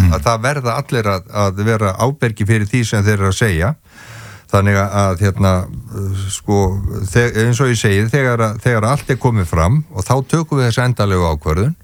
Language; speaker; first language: Icelandic; native; Icelandic